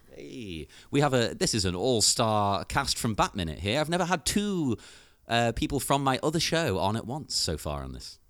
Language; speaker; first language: English; native; English